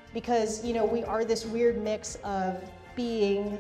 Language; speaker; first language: English; native; English